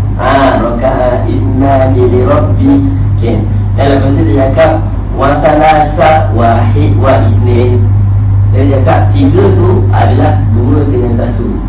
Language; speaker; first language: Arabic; non-native, fluent; Malay